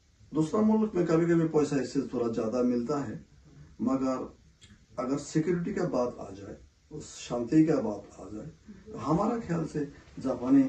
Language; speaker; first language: Hindi; non-native, local second language; Bangla